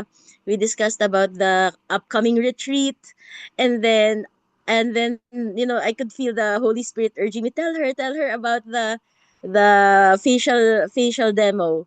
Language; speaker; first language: English; non-native, fluent; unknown